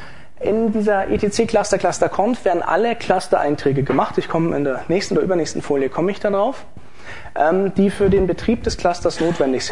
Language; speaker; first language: German; native; German